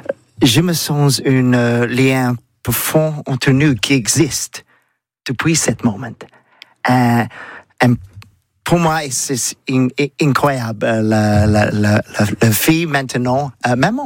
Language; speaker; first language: French; non-native, learner; English